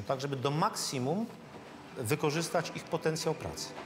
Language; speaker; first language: Polish; native; Polish